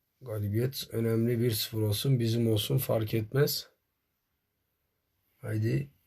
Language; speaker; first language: Turkish; native; Turkish